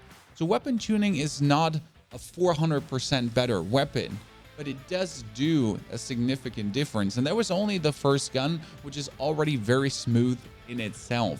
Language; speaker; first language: English; non-native, fluent; German